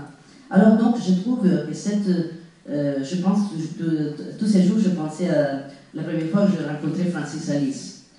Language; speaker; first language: French; non-native, fluent; Italian